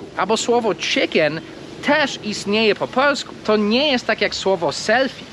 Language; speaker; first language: Polish; non-native, fluent; English